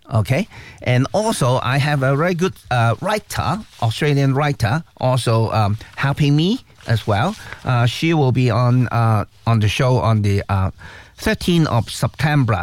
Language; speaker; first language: English; non-native, local second language; Cantonese